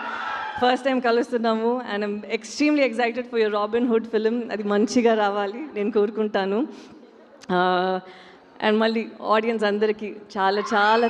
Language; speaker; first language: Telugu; non-native, fluent; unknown